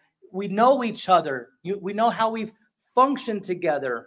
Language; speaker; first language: English; native; English